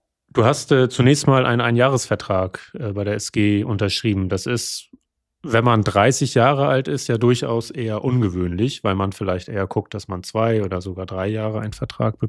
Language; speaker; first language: German; native; German